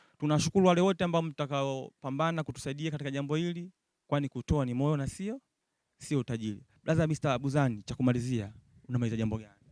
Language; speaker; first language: Swahili; native; Swahili